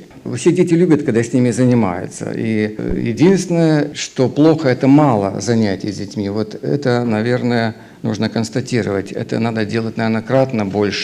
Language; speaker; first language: Russian; native; Russian